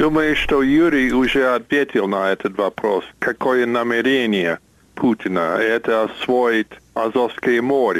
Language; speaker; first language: Russian; non-native, fluent; English